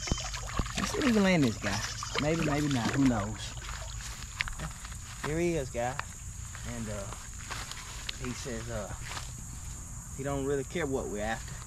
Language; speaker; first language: English; native; English